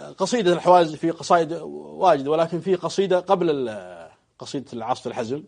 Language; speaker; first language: Arabic; native; Arabic